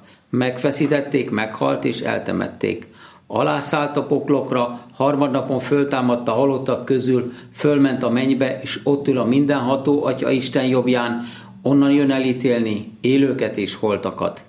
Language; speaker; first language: Hungarian; native; Hungarian